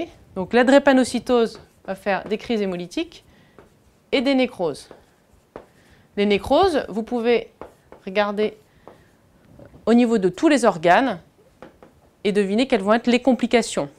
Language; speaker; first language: French; native; French